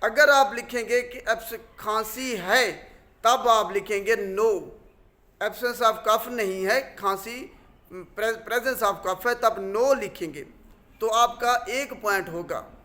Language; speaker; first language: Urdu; non-native, local second language; Punjabi